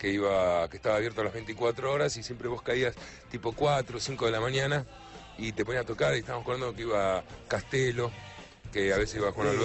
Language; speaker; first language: Spanish; native; Spanish